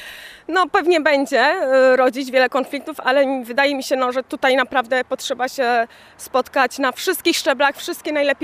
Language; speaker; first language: Polish; native; Polish